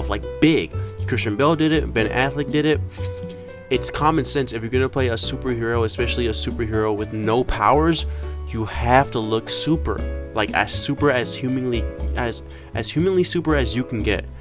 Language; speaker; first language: English; native; English